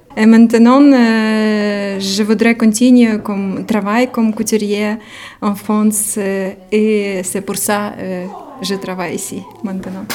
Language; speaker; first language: French; non-native, learner; Ukrainian